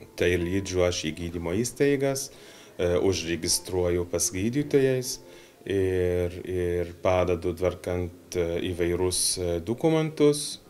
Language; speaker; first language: Lithuanian; non-native, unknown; Arabic